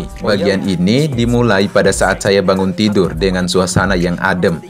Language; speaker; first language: Indonesian; native; Indonesian